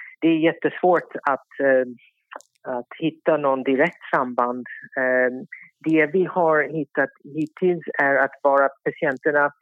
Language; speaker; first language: Swedish; non-native, fluent; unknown